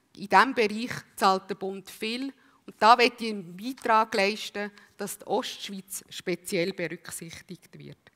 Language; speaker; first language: German; native; German